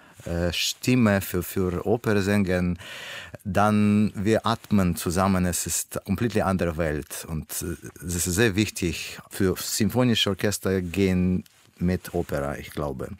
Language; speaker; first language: German; non-native, learner; Russian